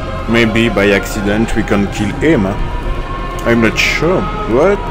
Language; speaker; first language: English; non-native, learner; French